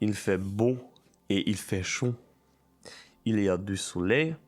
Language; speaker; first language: French; non-native, learner; German